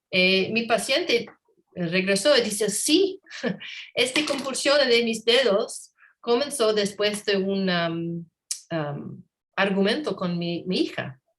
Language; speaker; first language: Spanish; non-native, learner; English